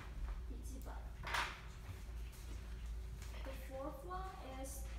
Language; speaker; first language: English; non-native, fluent; Chinese